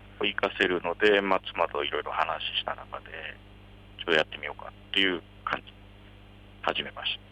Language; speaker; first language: Japanese; native; Japanese